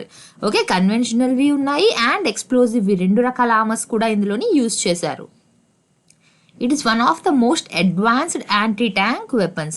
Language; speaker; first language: Telugu; native; Telugu